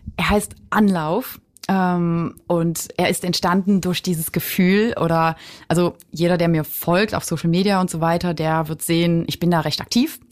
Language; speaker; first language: German; native; German